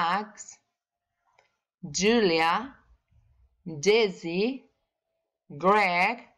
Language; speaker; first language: English; non-native, learner; Spanish